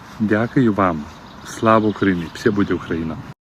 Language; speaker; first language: Ukrainian; non-native, learner; Lithuanian